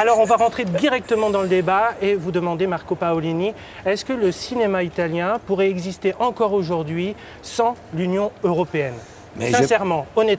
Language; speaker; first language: French; native; French